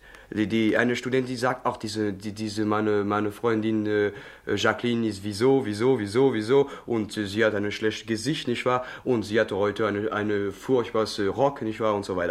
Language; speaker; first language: German; non-native, learner; French